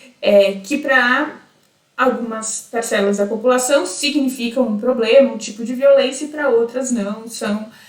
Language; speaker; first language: Portuguese; native; Portuguese